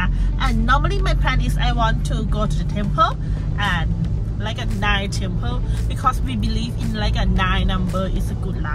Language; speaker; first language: English; non-native, learner; Thai